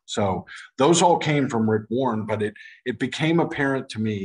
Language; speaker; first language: English; native; English